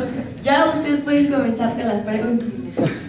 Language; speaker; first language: Spanish; native; Spanish